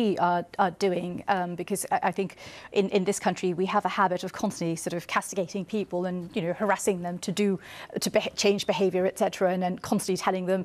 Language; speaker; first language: English; non-native, local second language; Bangla